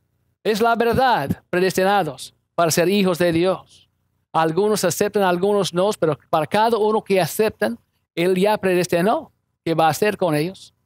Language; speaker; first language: Spanish; non-native, fluent; English